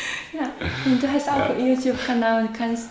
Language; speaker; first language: German; non-native, learner; Japanese